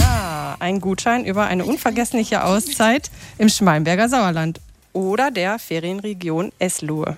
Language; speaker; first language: German; native; German